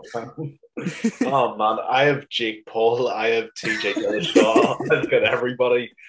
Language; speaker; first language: English; native; English